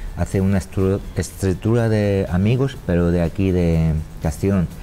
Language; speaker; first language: Spanish; non-native, learner; Chinese